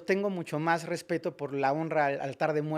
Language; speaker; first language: Spanish; native; Spanish